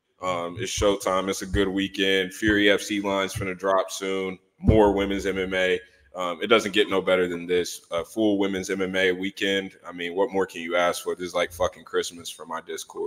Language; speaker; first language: English; native; English